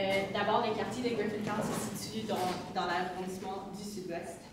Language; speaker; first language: French; native; French